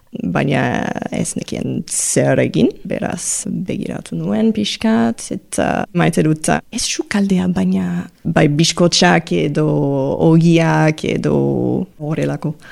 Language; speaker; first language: Basque; non-native, learner; English